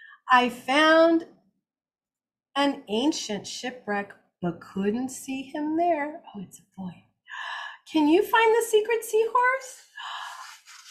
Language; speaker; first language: English; native; English